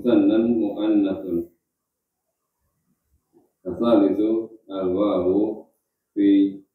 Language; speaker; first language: Arabic; non-native, learner; Indonesian